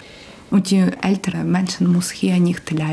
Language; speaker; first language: German; non-native, learner; Ukrainian